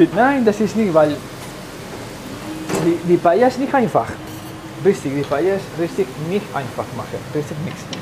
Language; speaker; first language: German; non-native, learner; Spanish